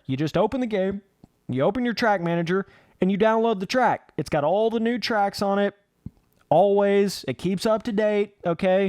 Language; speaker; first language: English; native; English